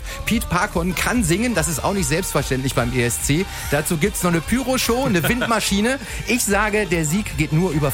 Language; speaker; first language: German; native; German